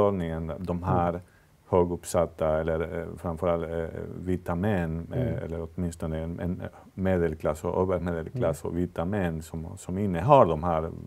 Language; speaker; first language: Swedish; non-native, fluent; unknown